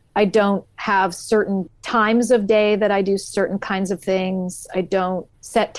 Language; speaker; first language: English; native; English